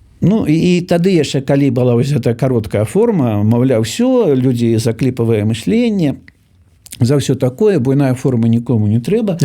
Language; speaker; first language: Belarusian; native; Belarusian